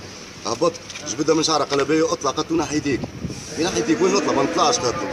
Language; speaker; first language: Arabic; native; Arabic